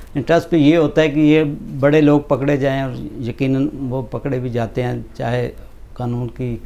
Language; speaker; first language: Urdu; non-native, local second language; Punjabi